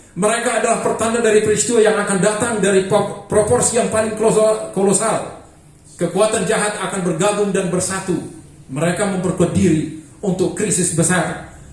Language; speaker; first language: Indonesian; non-native, local second language; Batak Toba